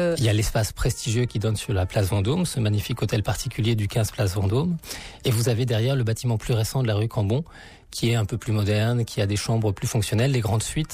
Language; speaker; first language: French; native; French